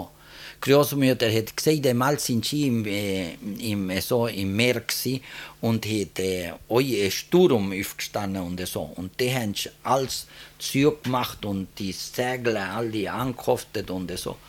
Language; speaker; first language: German; early bilingual, heritage; German